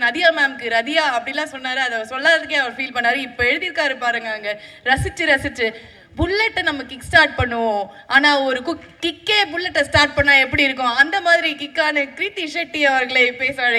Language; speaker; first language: Tamil; native; Tamil